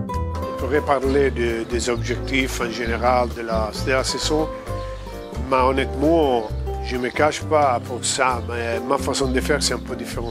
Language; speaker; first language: French; non-native, fluent; Italian